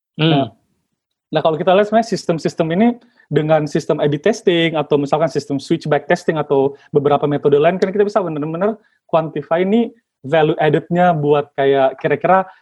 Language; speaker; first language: Indonesian; native; Indonesian